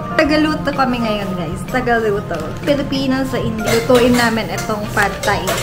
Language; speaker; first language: Filipino; native; Filipino